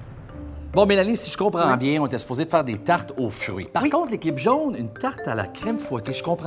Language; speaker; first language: French; native; French